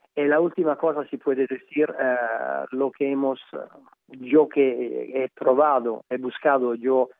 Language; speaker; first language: Spanish; non-native, learner; Italian